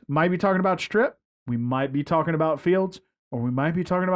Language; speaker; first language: English; native; English